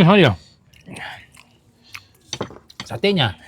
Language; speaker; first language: Malay; native; Malay